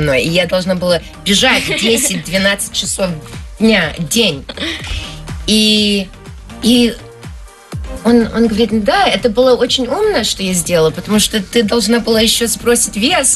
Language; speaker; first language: Russian; early bilingual, heritage; Russian